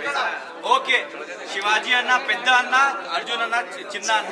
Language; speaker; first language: Telugu; non-native, learner; Hindi